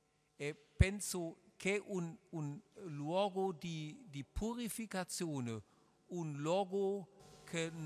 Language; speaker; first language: Italian; non-native, learner; German